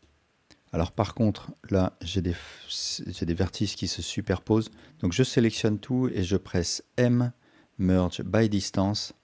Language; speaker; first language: French; native; French